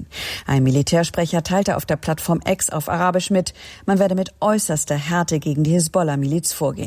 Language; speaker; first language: German; native; German